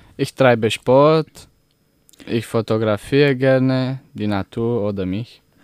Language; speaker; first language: German; non-native, learner; Romanian